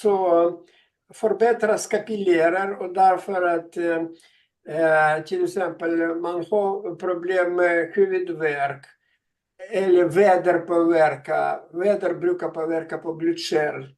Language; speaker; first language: Swedish; non-native, learner; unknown